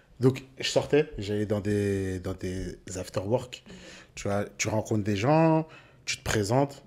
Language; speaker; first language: French; early bilingual, other home language; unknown